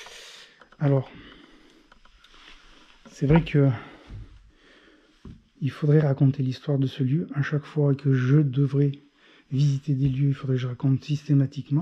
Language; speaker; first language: French; native; French